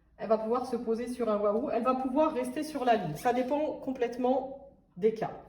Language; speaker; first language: French; native; French